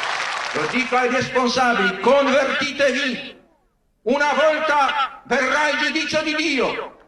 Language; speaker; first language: Italian; non-native, fluent; Polish